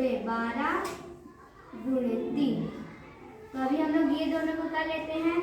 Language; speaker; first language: Hindi; native; Hindi